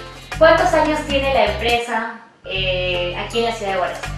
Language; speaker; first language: Spanish; native; Spanish